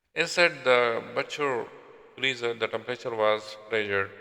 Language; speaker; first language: English; non-native, local second language; Urdu